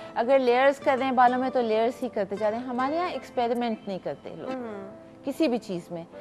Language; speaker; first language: Urdu; native; Urdu